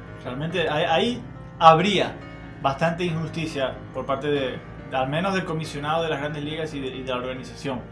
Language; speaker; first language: Spanish; native; Spanish